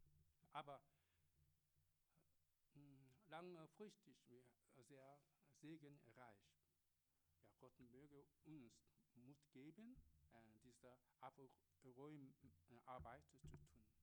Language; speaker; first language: German; non-native, learner; Korean